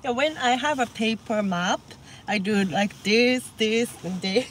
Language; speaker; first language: English; non-native, learner; Japanese